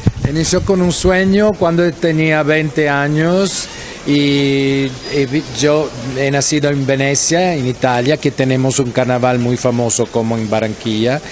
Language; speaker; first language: Spanish; non-native, fluent; Italian